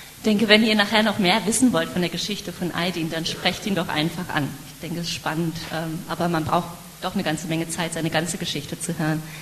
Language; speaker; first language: German; native; German